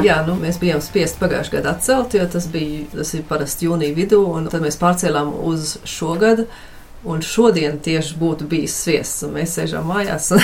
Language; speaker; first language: Latvian; early bilingual, other home language; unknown